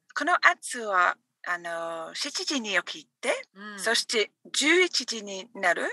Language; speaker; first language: Japanese; non-native, learner; English